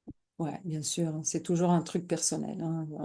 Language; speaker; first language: French; non-native, fluent; Italian